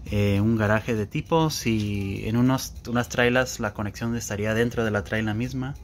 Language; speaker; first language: Spanish; early bilingual, heritage; Spanish